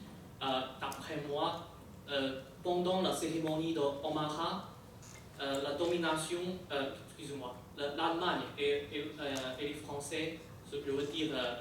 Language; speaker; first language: French; non-native, fluent; Chinese